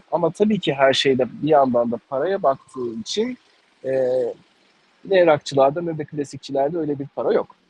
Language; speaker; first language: Turkish; native; Turkish